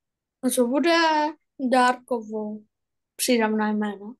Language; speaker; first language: Czech; non-native, learner; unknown